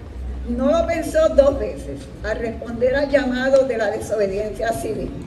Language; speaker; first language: Spanish; native; Spanish